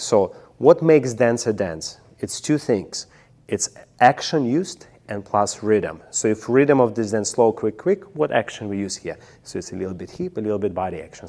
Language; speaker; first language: English; non-native, fluent; Russian